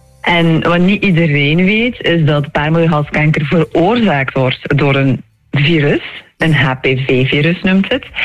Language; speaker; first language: Dutch; early bilingual, other home language; Turkish